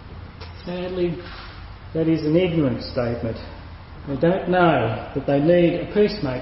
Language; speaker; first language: English; native; English